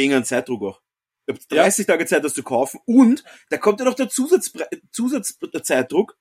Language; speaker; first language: German; native; German